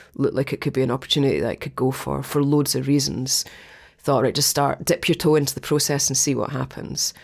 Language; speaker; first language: English; native; English